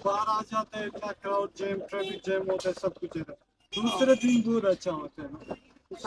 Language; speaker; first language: Hindi; non-native, fluent; Pashto